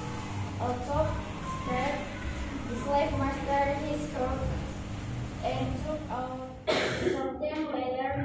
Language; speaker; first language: English; non-native, learner; Indonesian